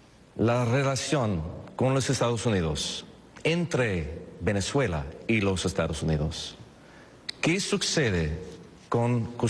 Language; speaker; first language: Spanish; non-native, fluent; English